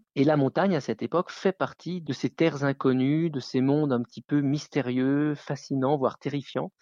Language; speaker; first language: French; native; French